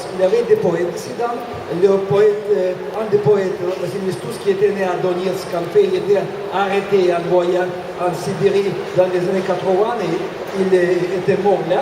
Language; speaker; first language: French; non-native, fluent; Russian